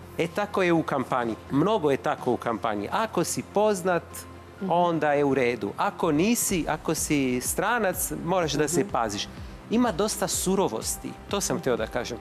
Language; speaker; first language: Bosnian; non-native, fluent; Italian